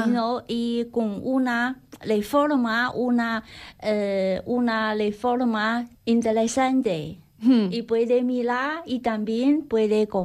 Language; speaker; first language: Spanish; non-native, learner; Chinese